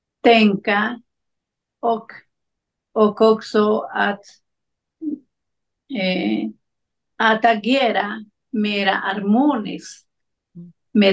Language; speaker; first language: Swedish; non-native, learner; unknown